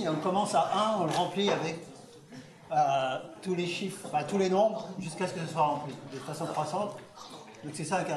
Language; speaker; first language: French; native; French